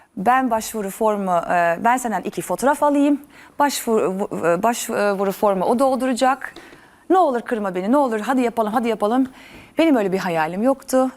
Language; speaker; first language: Turkish; early bilingual, heritage; Turkish